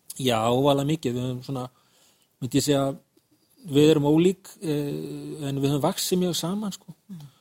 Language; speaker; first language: Icelandic; native; Icelandic